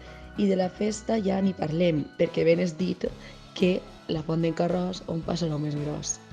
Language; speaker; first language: Catalan; native; Catalan